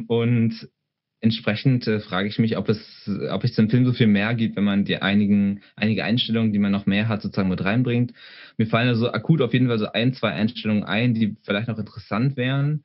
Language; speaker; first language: German; native; German